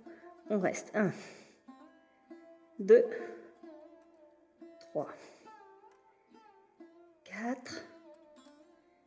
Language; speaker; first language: French; native; French